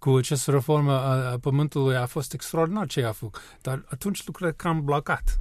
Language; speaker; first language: Romanian; non-native, learner; English